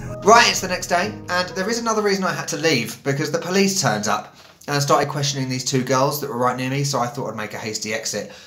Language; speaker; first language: English; native; English